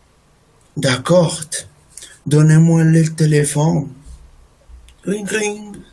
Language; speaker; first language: French; non-native, learner; Spanish